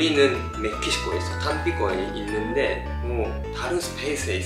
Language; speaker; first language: Korean; non-native, fluent; Japanese